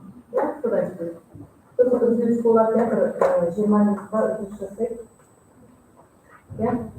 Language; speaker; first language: Russian; non-native, local second language; Kazakh